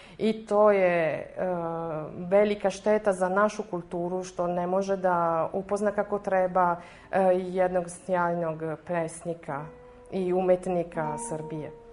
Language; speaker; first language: Serbian; non-native, fluent; Italian